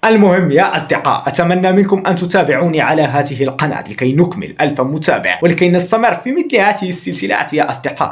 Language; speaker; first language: Arabic; native; Arabic